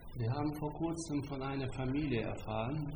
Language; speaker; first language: German; non-native, fluent; Hungarian